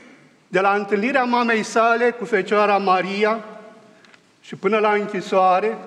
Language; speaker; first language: Romanian; native; Romanian